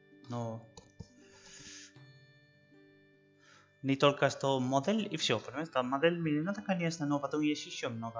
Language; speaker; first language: Russian; non-native, learner; Spanish